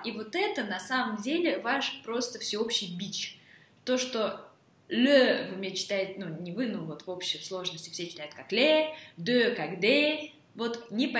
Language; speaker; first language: Russian; native; Russian